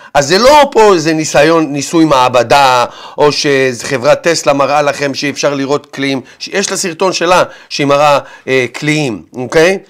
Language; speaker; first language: Hebrew; native; Hebrew